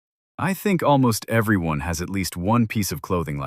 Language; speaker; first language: English; native; English